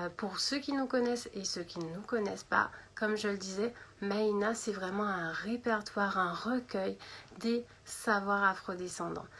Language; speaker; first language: French; native; French